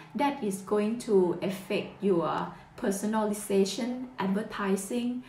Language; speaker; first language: English; non-native, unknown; Thai